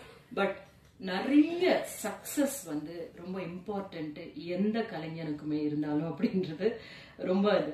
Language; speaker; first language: Tamil; native; Tamil